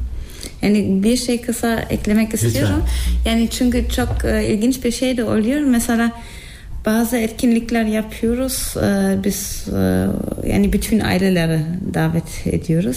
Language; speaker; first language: Turkish; non-native, fluent; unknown